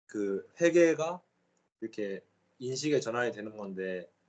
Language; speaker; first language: Korean; native; Korean